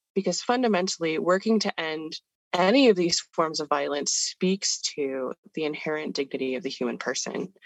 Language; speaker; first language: English; native; English